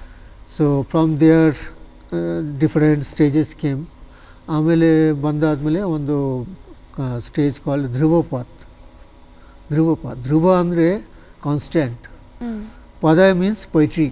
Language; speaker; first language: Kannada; non-native, learner; Bangla